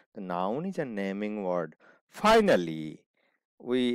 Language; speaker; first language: Hindi; non-native, local second language; Bangla